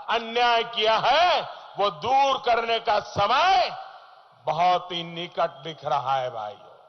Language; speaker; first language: Hindi; non-native, local second language; Gujarati